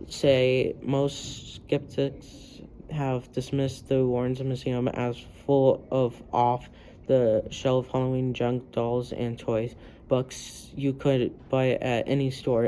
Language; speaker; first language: English; native; English